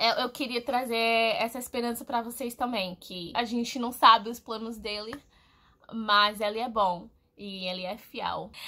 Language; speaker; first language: Portuguese; non-native, fluent; English